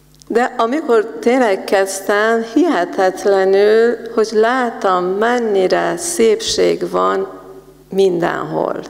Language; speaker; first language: Hungarian; non-native, fluent; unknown